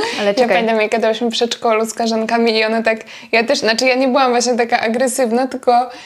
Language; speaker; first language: Polish; native; Polish